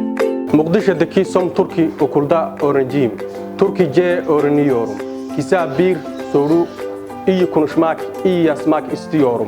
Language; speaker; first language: Turkish; non-native, learner; Somali